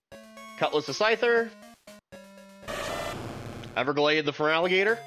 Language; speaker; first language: English; native; English